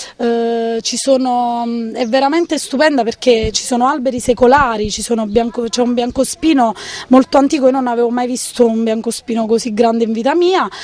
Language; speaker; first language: Italian; native; Italian